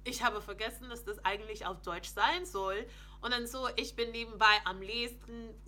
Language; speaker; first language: German; non-native, fluent; English